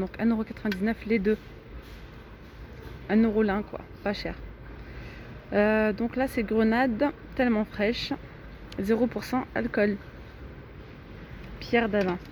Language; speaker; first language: French; native; French